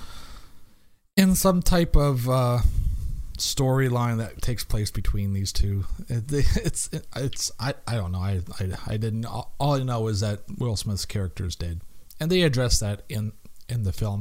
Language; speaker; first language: English; native; English